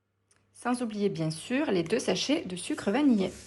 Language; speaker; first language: French; native; French